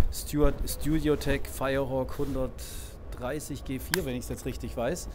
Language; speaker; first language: German; native; German